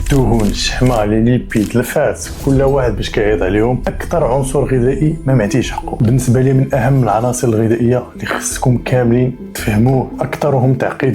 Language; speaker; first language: Arabic; native; Arabic